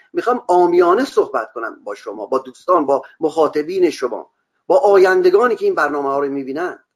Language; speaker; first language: Persian; non-native, local second language; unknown